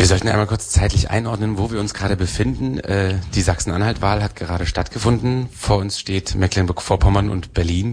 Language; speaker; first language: German; native; German